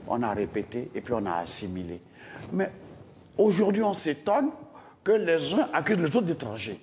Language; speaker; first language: French; non-native, local second language; Dyula